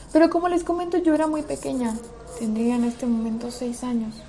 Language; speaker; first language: Spanish; early bilingual, other home language; Russian